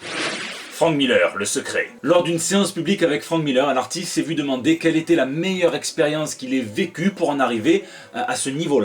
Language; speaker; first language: French; native; French